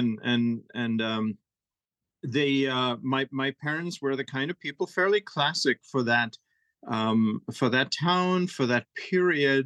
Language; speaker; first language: English; non-native, fluent; German